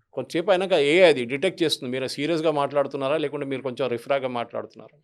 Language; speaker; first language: Telugu; non-native, local second language; Malayalam